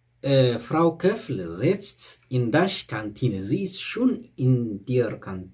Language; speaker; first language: German; non-native, fluent; Tigrinya